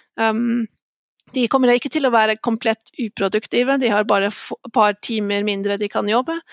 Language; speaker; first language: Norwegian; non-native, fluent; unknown